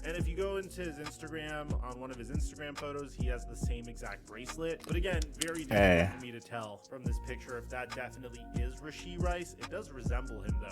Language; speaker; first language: English; native; English